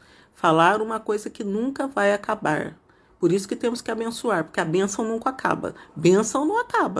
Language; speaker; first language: Portuguese; native; Portuguese